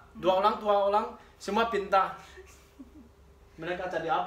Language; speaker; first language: Indonesian; non-native, learner; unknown